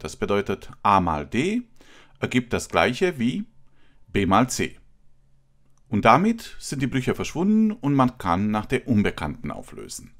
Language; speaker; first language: German; non-native, fluent; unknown